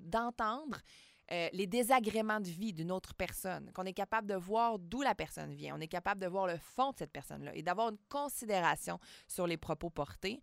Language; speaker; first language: French; native; French